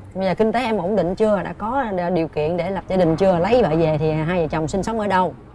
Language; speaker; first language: Vietnamese; native; Vietnamese